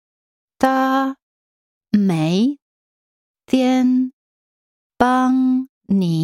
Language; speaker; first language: Chinese; non-native, learner; English